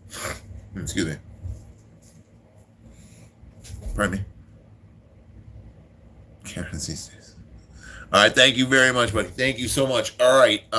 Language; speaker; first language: English; native; English